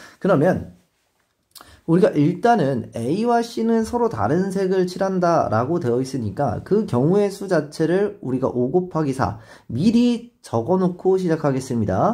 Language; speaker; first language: Korean; native; Korean